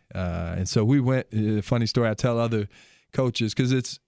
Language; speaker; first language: English; native; English